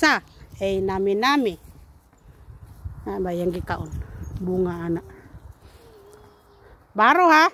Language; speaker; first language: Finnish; non-native, learner; Cebuano